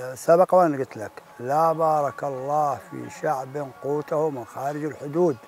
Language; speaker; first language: Arabic; native; Arabic